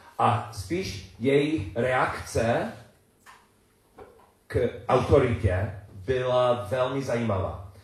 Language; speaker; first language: Czech; non-native, learner; English